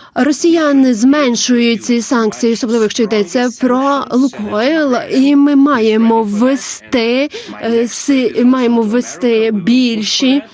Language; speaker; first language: Ukrainian; non-native, learner; Lithuanian